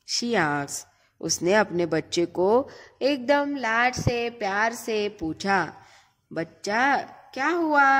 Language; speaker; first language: Hindi; non-native, local second language; Marathi